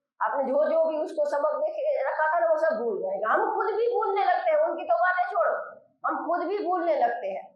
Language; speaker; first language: Hindi; non-native, local second language; Gujarati